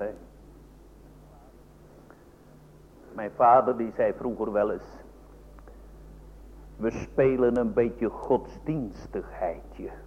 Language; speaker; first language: Dutch; native; Dutch